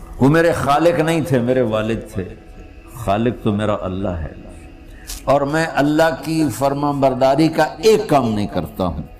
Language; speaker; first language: Urdu; non-native, local second language; Punjabi